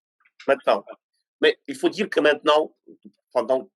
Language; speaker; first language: French; non-native, fluent; Ukrainian